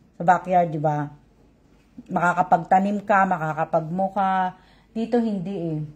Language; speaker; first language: Filipino; native; Filipino